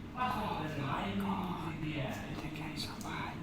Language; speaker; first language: Hindi; non-native, learner; Bangla